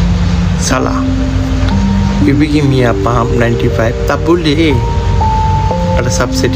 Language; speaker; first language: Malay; non-native, learner; Bangla